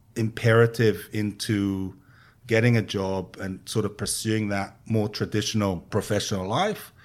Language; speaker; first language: English; non-native, fluent; Hebrew